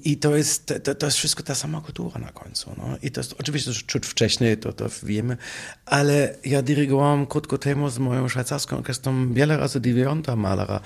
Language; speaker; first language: Polish; non-native, fluent; German